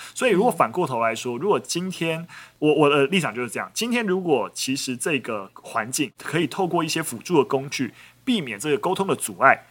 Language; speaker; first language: Chinese; native; Chinese